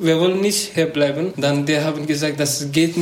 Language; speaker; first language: German; non-native, learner; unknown